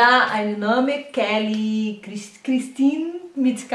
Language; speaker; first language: German; non-native, fluent; Portuguese